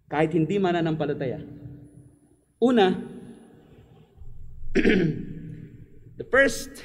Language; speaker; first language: Filipino; native; Filipino